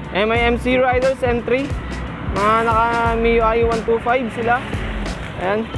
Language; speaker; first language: Filipino; non-native, local second language; Bikol